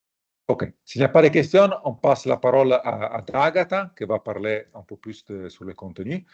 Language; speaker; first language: French; non-native, fluent; Italian